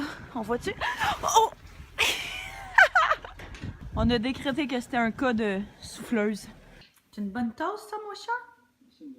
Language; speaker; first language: French; native; French